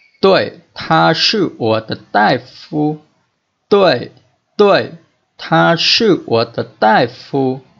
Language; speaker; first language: Chinese; non-native, fluent; Vietnamese